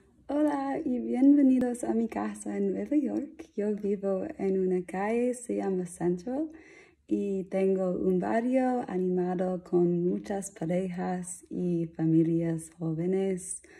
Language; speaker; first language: Spanish; non-native, learner; English